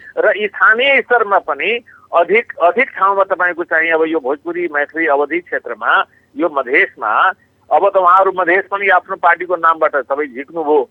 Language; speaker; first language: Nepali; non-native, local second language; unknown